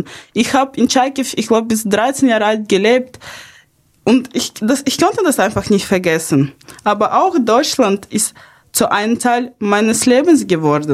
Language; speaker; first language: German; non-native, fluent; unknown